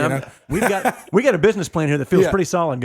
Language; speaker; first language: English; native; English